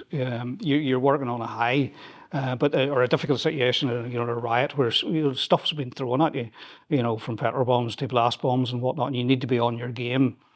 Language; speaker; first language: English; native; English